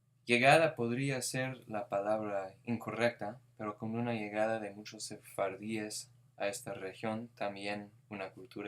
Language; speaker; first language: Spanish; non-native, fluent; English